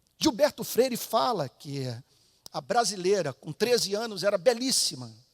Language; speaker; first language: Portuguese; native; Portuguese